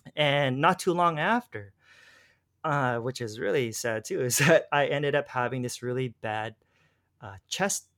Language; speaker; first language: English; native; English